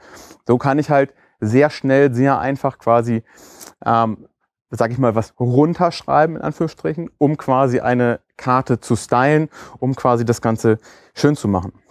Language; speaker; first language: German; native; German